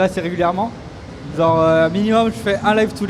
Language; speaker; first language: French; native; French